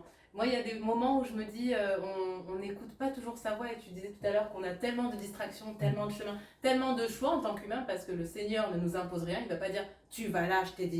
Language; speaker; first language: French; native; French